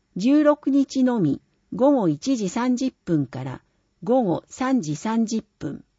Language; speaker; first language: Japanese; native; Japanese